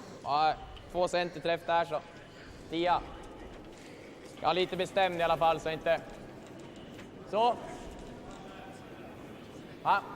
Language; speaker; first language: Swedish; native; Swedish